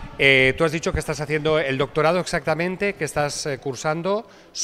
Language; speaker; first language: Spanish; non-native, local second language; Catalan